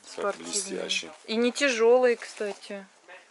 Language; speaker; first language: Russian; native; Russian